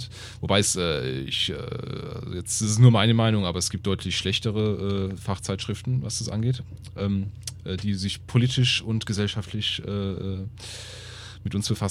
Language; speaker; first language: German; native; German